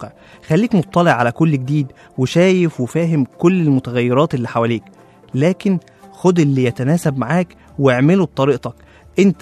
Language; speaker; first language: Arabic; native; Arabic